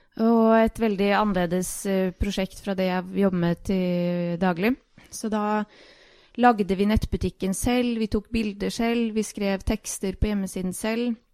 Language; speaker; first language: Norwegian; early bilingual, other home language; Bosnian